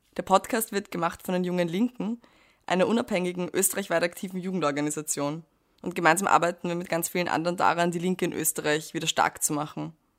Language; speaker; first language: German; native; German